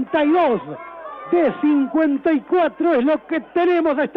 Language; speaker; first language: Spanish; native; Spanish